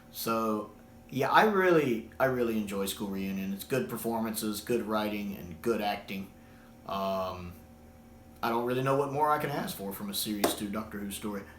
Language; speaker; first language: English; native; English